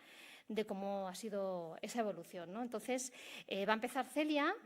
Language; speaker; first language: Spanish; native; Spanish